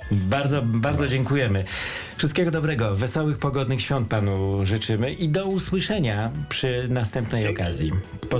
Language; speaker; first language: Polish; native; Polish